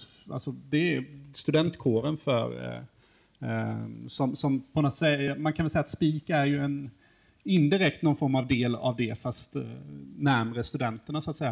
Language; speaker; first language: Swedish; native; Swedish